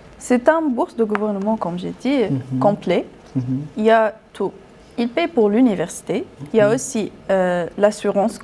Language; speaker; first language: French; non-native, local second language; Arabic